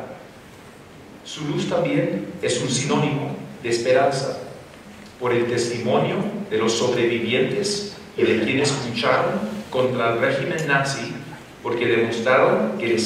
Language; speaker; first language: Spanish; non-native, fluent; English